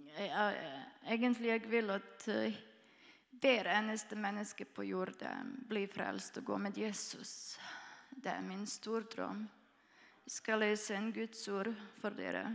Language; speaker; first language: Norwegian; non-native, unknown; Croatian